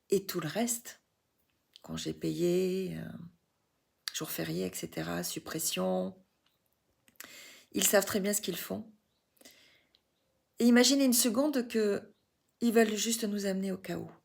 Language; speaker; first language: French; native; French